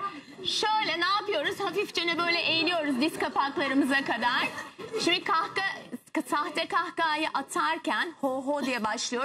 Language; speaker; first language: Turkish; native; Turkish